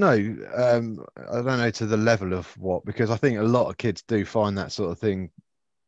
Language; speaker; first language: English; native; English